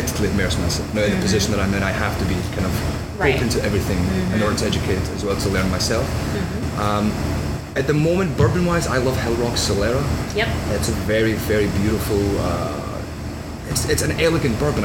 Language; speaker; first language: English; native; English